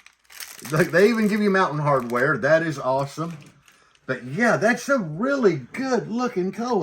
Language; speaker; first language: English; native; English